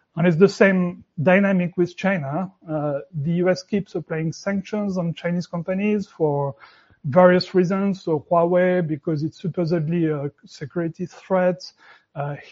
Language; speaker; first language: English; non-native, fluent; French